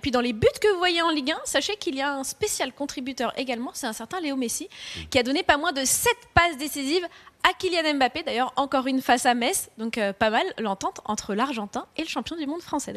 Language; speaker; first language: French; native; French